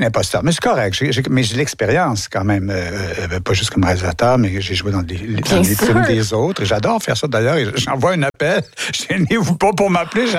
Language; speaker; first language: French; native; French